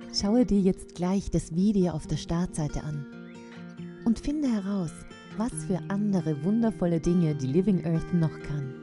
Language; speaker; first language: German; native; German